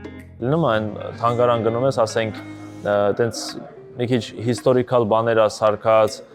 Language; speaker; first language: Armenian; early bilingual, heritage; Russian